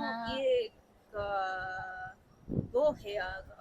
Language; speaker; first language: Japanese; non-native, learner; English